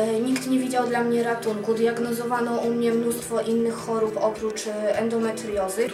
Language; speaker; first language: Polish; native; Polish